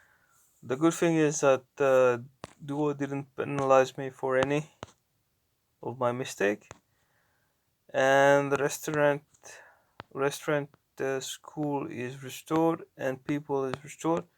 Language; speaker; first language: English; non-native, fluent; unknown